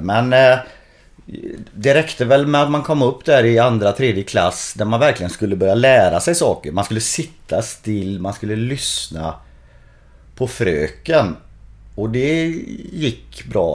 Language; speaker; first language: Swedish; native; Swedish